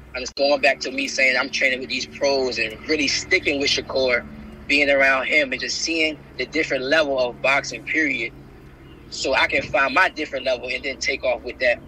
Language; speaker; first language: English; native; English